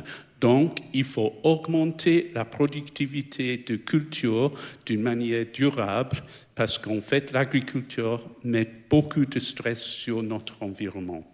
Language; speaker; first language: French; non-native, fluent; English